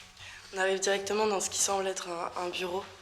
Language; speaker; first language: French; native; French